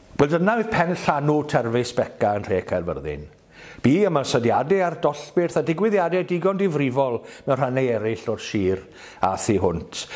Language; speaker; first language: Welsh; native; Welsh